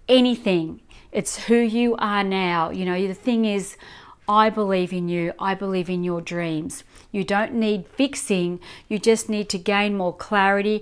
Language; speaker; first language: English; native; English